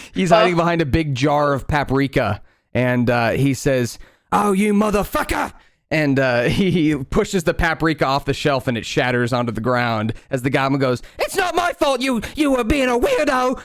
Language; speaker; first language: English; native; English